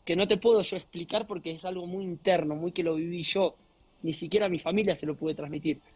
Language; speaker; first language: Spanish; native; Spanish